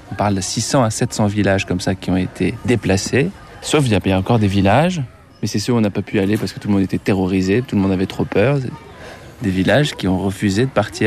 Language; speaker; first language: French; native; French